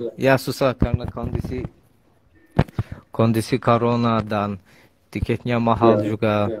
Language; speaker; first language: Indonesian; non-native, learner; Azerbaijani